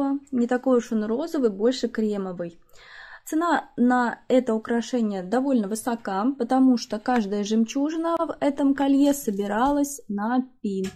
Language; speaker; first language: Russian; native; Russian